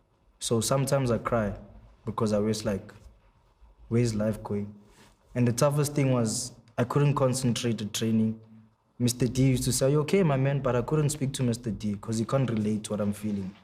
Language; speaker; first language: English; non-native, local second language; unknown